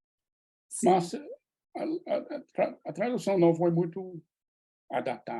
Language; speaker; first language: Portuguese; non-native, fluent; English